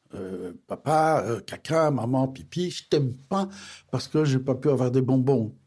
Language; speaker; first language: French; native; French